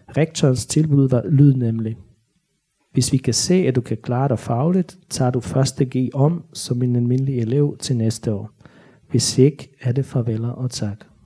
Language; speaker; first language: Danish; non-native, fluent; Bosnian